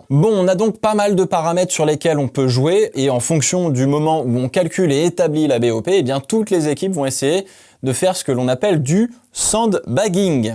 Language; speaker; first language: French; native; French